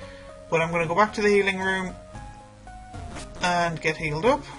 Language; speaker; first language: English; native; English